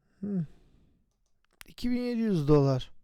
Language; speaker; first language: Turkish; native; Turkish